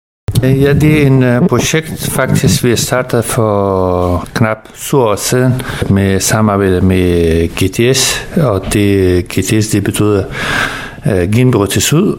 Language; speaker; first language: Danish; early bilingual, other home language; Persian